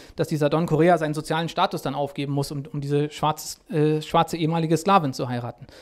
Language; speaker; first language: German; native; German